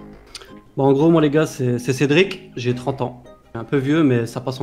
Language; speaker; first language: French; native; French